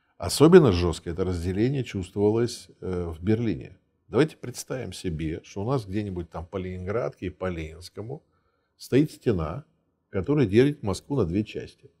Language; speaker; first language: Russian; early bilingual, heritage; Russian